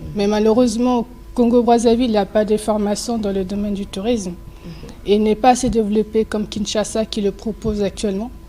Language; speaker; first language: French; early bilingual, other home language; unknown